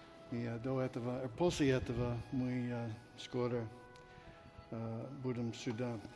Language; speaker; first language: Russian; non-native, learner; English